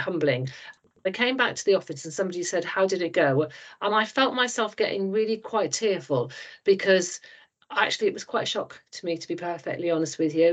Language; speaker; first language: English; native; English